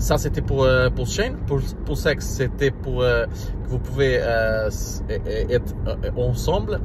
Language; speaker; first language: French; non-native, learner; Portuguese